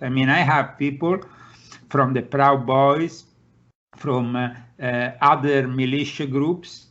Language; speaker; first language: English; non-native, fluent; Italian